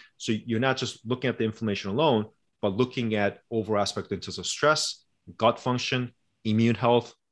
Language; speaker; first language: English; early bilingual, other home language; Korean